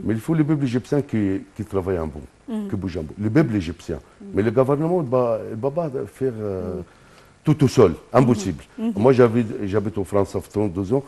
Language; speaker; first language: French; non-native, fluent; Arabic